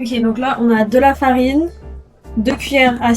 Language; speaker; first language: French; native; French